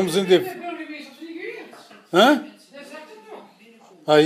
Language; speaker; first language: Dutch; non-native, learner; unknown